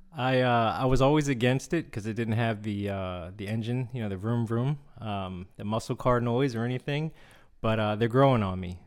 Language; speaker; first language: English; non-native, fluent; Korean